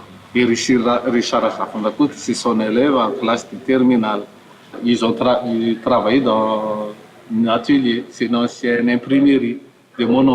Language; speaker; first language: French; non-native, local second language; Malagasy